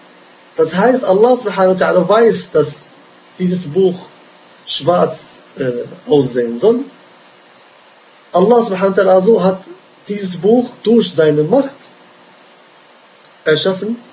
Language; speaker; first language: German; non-native, fluent; Arabic